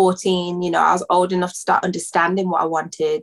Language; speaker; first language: English; native; English